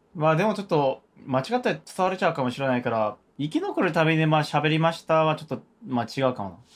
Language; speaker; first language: Japanese; non-native, fluent; Korean